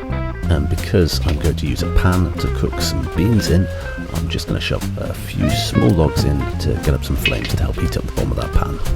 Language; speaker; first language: English; native; English